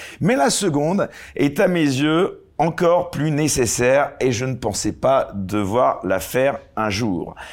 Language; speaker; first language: French; native; French